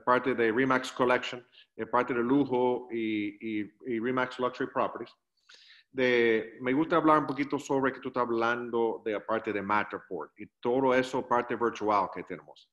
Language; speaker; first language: Spanish; non-native, learner; English